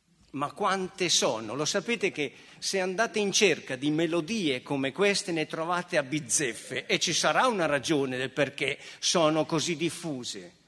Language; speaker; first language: Italian; native; Italian